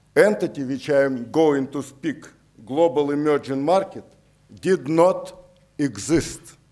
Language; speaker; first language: English; non-native, fluent; Russian